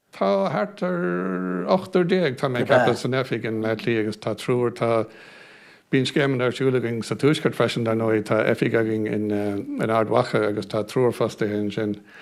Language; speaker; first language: Irish; non-native, local second language; English